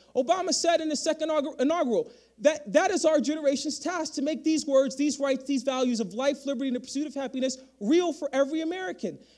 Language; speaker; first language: English; native; English